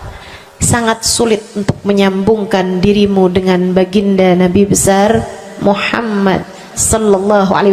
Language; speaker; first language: Indonesian; native; Indonesian